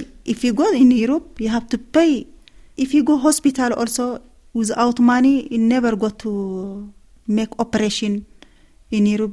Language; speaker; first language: English; non-native, learner; Tigrinya